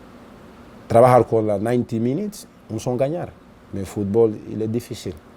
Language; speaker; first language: Spanish; non-native, learner; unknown